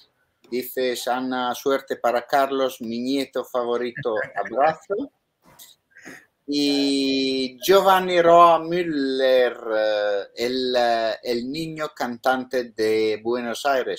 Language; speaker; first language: Spanish; non-native, fluent; Italian